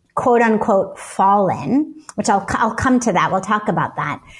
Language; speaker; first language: English; native; English